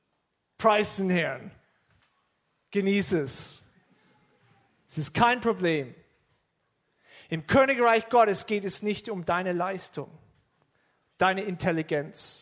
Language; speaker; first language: German; non-native, fluent; English